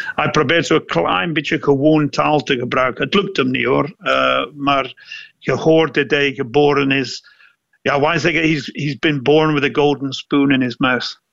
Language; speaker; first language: Dutch; non-native, fluent; English